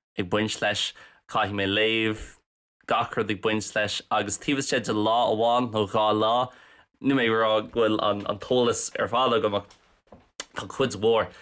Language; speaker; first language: Irish; non-native, local second language; English